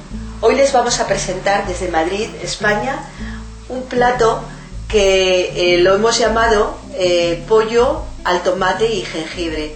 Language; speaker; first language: Spanish; native; Spanish